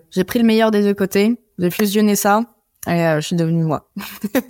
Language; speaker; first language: French; native; French